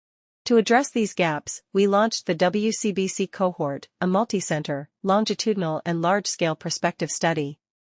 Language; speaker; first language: English; non-native, fluent; Chinese